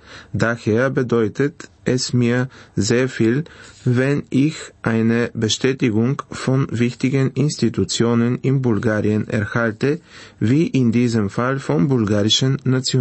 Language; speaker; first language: German; non-native, fluent; Bulgarian